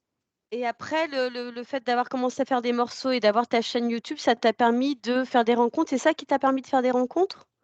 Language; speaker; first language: French; native; French